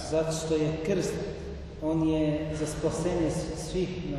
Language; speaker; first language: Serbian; non-native, learner; Arabic